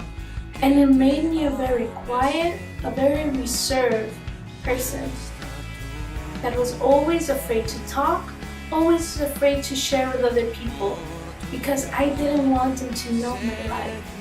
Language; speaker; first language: English; early bilingual, other home language; Spanish